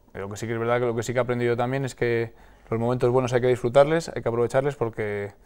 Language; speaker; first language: Spanish; native; Spanish